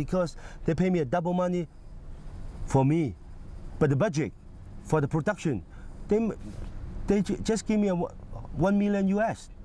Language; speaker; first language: English; non-native, fluent; Cantonese